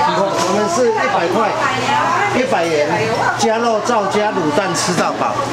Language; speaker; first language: Chinese; native; Chinese